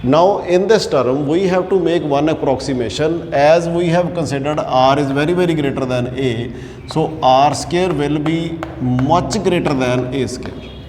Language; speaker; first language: English; non-native, local second language; Punjabi